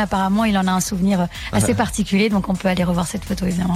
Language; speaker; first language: French; native; French